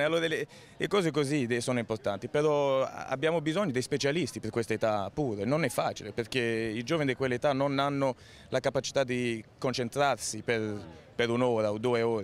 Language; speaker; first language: Italian; early bilingual, heritage; Italian